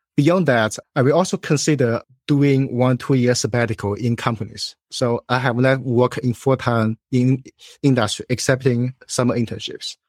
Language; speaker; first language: English; non-native, fluent; Chinese